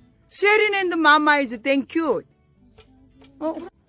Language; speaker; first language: English; non-native, learner; Korean